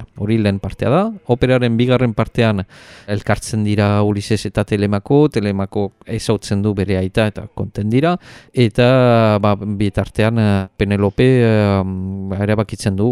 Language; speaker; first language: Basque; native; Basque